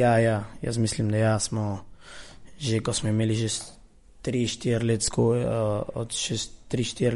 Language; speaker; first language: Slovenian; early bilingual, heritage; Spanish